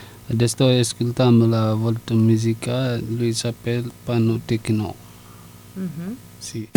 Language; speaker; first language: Italian; non-native, learner; Susu